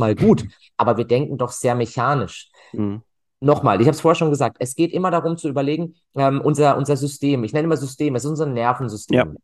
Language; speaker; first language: German; native; German